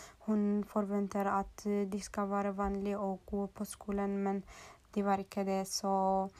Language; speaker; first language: Swedish; non-native, learner; Norwegian